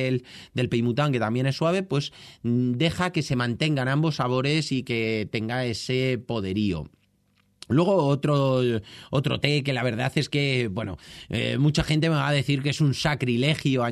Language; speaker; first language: Spanish; native; Spanish